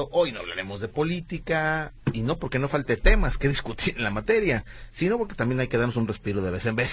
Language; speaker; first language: Spanish; native; Spanish